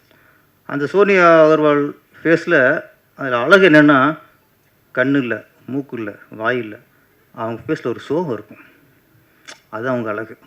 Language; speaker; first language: Tamil; native; Tamil